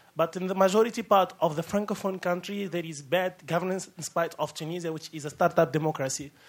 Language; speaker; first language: English; non-native, learner; Arabic